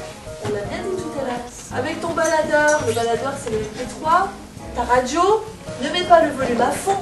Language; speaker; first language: French; native; French